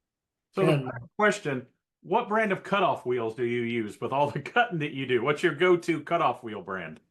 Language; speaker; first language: English; native; English